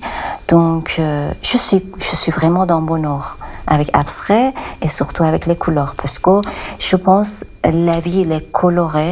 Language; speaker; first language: French; non-native, learner; Persian